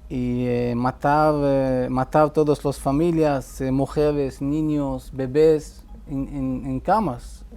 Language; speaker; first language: Spanish; non-native, fluent; Hebrew